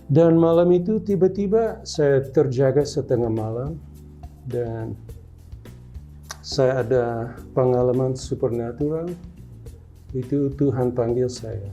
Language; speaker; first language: Indonesian; non-native, local second language; English